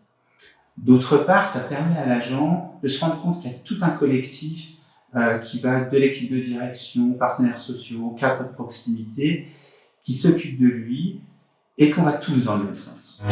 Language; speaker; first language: French; native; French